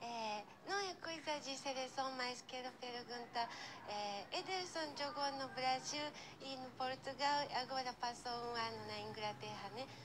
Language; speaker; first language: Portuguese; non-native, learner; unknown